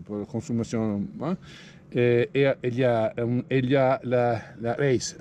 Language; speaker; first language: French; non-native, learner; Italian